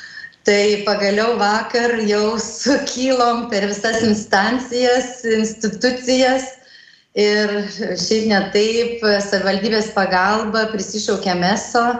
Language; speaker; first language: Lithuanian; native; Lithuanian